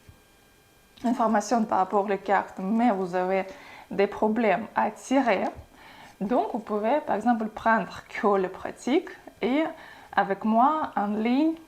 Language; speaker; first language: French; non-native, fluent; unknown